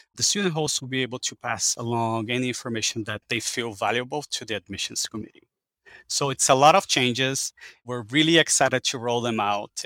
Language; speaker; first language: English; early bilingual, other home language; Portuguese